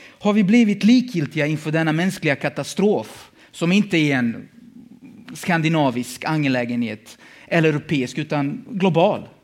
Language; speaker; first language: Swedish; early bilingual, other home language; Bosnian